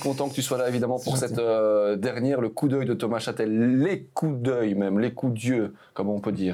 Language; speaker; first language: French; native; French